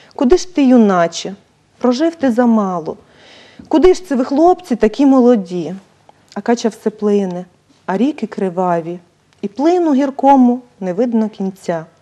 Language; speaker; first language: Ukrainian; native; Ukrainian